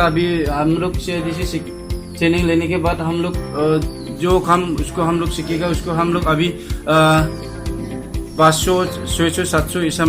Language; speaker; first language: Hindi; non-native, local second language; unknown